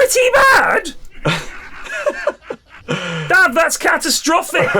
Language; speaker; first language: English; native; English